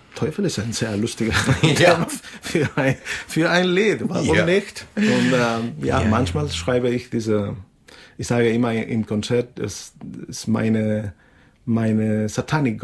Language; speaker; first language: German; non-native, learner; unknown